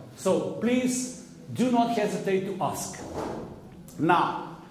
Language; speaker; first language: English; non-native, fluent; Macedonian